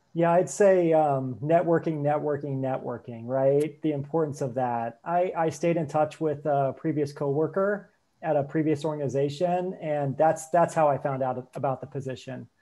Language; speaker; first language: English; native; English